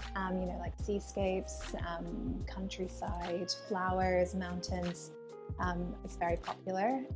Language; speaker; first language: English; native; English